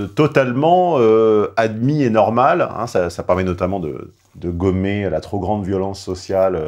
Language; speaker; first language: French; native; French